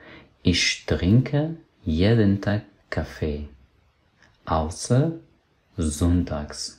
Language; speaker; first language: German; non-native, fluent; Persian